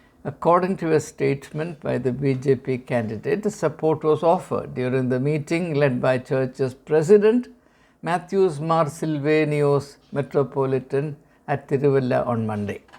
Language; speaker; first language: English; non-native, local second language; Malayalam